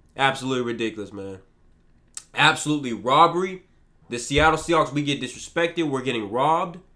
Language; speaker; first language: English; native; English